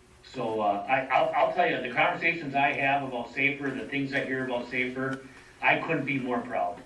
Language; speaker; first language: English; native; English